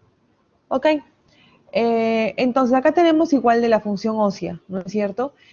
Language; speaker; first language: Spanish; native; Spanish